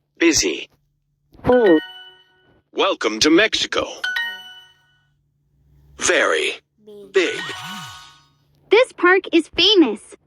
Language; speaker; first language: English; non-native, learner; Turkish